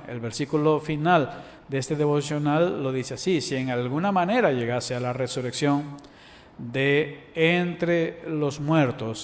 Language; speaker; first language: Spanish; native; Spanish